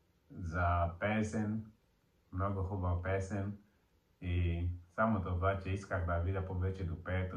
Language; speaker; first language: Bulgarian; non-native, learner; Portuguese